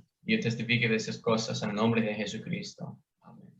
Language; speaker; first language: Spanish; non-native, fluent; English